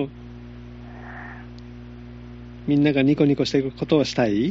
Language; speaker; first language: Japanese; native; Japanese